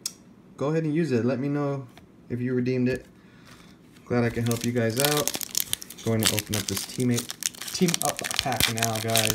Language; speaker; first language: English; native; English